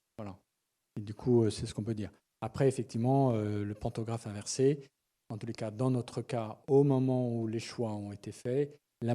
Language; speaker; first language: French; native; French